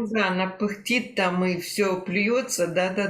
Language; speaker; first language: Russian; native; Russian